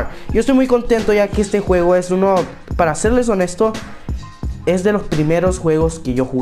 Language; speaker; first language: Spanish; native; Spanish